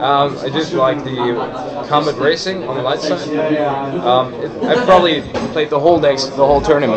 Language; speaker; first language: English; non-native, fluent; German